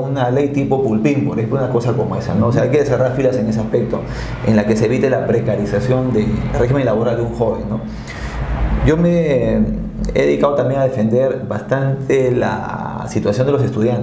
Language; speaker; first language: Spanish; native; Spanish